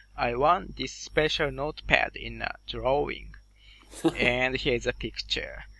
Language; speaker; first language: English; non-native, fluent; Japanese